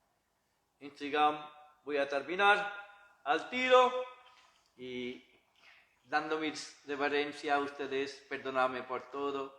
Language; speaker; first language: Spanish; non-native, learner; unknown